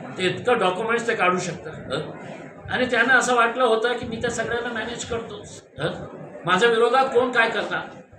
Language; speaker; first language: Marathi; non-native, local second language; Urdu